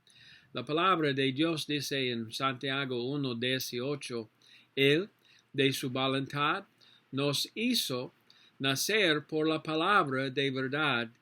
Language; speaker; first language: Spanish; non-native, learner; English